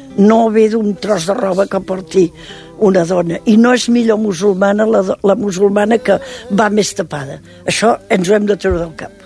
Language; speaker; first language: Catalan; native; Catalan